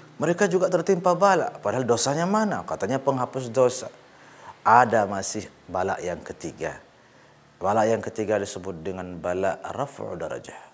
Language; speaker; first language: Malay; non-native, local second language; Sasak